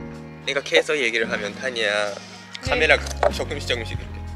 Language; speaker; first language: Korean; non-native, fluent; Japanese